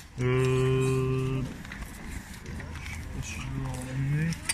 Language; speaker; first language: French; native; French